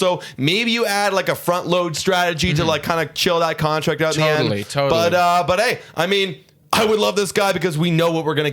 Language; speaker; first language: English; native; English